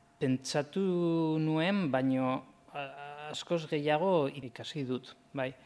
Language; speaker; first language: Basque; non-native, local second language; Spanish